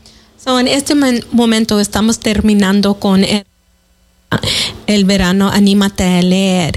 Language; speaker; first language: Spanish; early bilingual, other home language; English